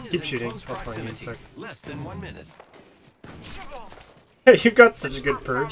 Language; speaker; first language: English; native; English